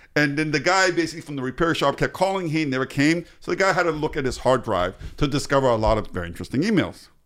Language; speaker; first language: English; early bilingual, other home language; Chinese